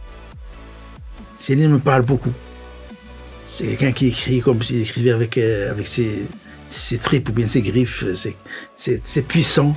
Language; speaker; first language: French; non-native, local second language; Arabic